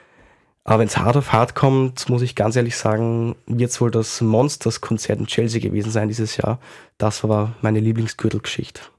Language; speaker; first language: German; native; German